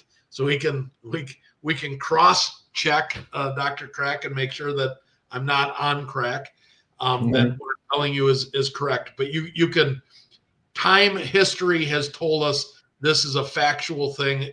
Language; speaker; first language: English; native; English